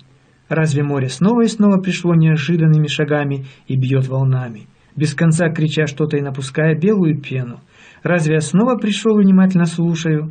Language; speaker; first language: Russian; native; Russian